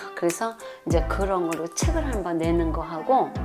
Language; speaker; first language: Korean; native; Korean